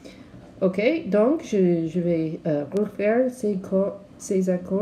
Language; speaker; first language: French; non-native, learner; English